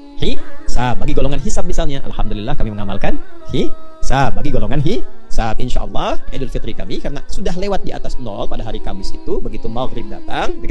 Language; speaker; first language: Indonesian; native; Indonesian